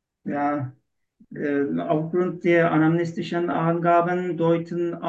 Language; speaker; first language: German; non-native, learner; Turkish